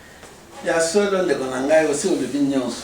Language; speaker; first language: French; non-native, local second language; Lingala